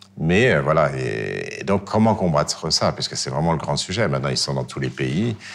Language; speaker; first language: French; native; French